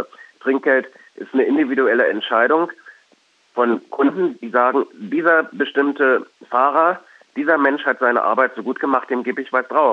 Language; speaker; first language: German; native; German